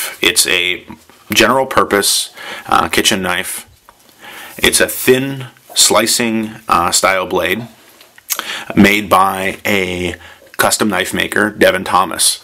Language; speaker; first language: English; native; English